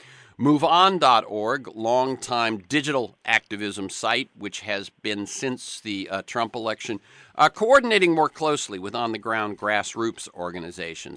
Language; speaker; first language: English; native; English